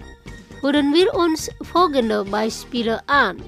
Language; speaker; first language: German; non-native, fluent; Indonesian